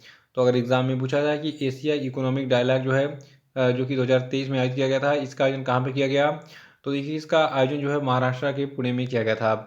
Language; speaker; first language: Hindi; native; Hindi